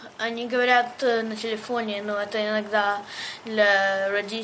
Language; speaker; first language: Russian; early bilingual, heritage; Russian